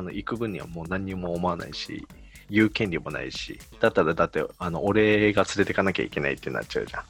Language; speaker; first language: Japanese; native; Japanese